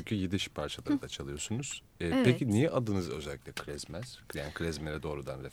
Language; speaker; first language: Turkish; native; Turkish